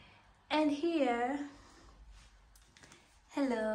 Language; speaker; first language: English; non-native, local second language; Swahili